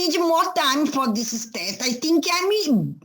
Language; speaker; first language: English; non-native, learner; Portuguese